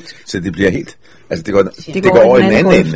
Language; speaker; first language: Danish; non-native, fluent; Hebrew